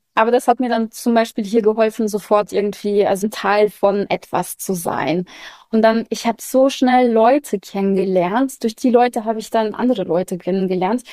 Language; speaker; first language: German; early bilingual, other home language; Russian